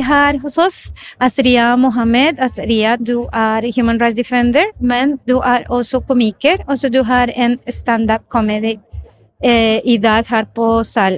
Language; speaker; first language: Norwegian; non-native, fluent; Spanish